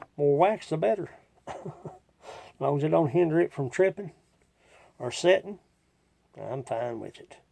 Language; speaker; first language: English; native; English